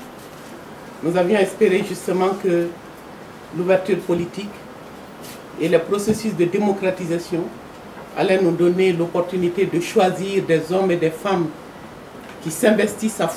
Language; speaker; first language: French; non-native, local second language; Bambara